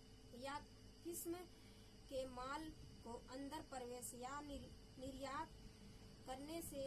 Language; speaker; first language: Hindi; native; Hindi